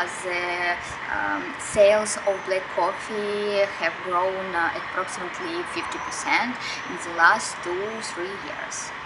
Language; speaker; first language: English; non-native, learner; Russian